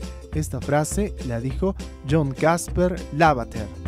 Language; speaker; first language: Spanish; native; Spanish